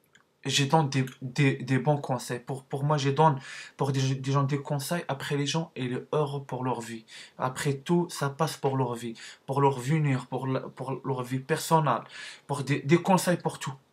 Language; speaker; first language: French; non-native, learner; Arabic